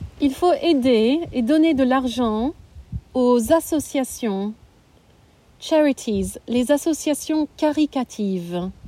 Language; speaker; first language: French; non-native, learner; English